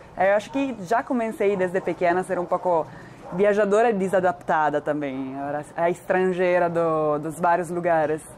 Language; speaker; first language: Portuguese; non-native, fluent; Italian